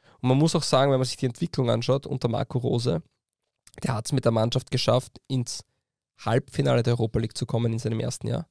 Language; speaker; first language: German; native; German